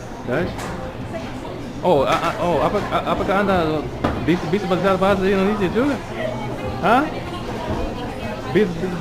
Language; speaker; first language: Indonesian; non-native, learner; English